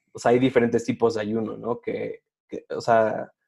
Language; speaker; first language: Spanish; native; Spanish